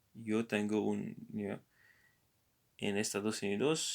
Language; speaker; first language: Spanish; non-native, learner; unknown